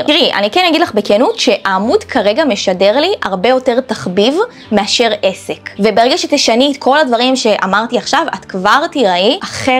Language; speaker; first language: Hebrew; native; Hebrew